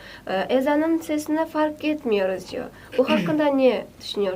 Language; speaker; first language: Turkish; non-native, learner; Kazakh